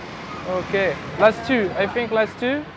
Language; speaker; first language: English; non-native, learner; French